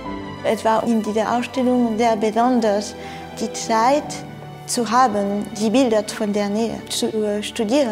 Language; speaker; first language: German; non-native, fluent; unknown